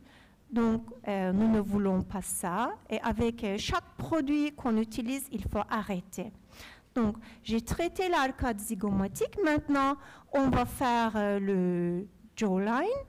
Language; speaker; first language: French; non-native, fluent; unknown